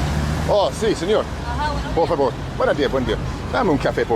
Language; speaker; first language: Spanish; non-native, learner; English